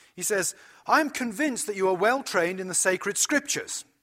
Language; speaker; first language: English; native; English